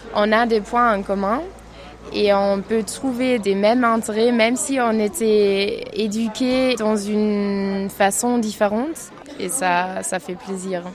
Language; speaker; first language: French; non-native, fluent; German